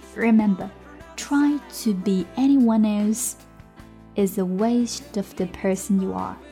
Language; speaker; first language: English; non-native, fluent; Chinese